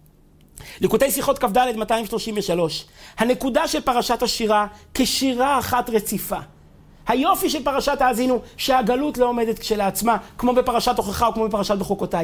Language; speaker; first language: Hebrew; native; Hebrew